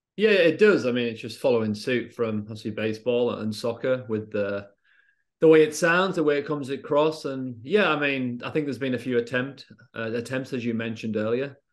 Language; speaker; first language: English; native; English